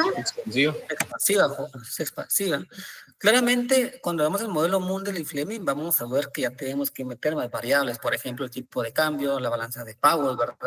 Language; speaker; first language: Spanish; native; Spanish